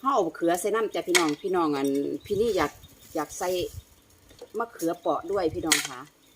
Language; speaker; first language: Thai; native; Thai